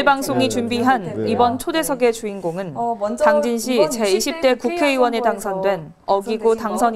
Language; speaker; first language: Korean; native; Korean